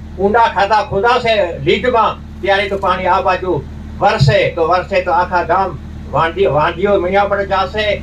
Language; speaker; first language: Gujarati; non-native, local second language; Kachhi